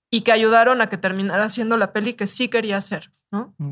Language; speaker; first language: Spanish; native; Spanish